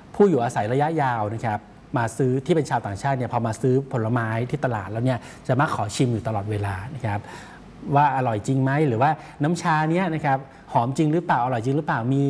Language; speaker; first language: Thai; native; Thai